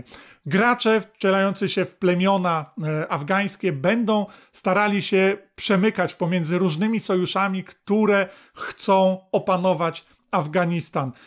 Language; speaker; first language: Polish; native; Polish